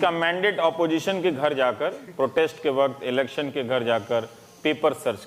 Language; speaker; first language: Hindi; native; Hindi